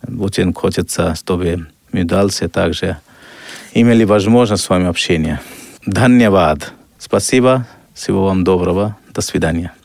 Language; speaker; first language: Russian; non-native, fluent; Hindi